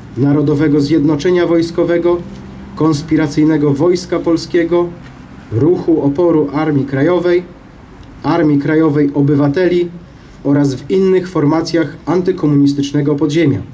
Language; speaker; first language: Polish; native; Polish